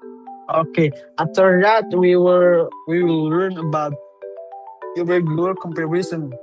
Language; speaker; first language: English; non-native, learner; Indonesian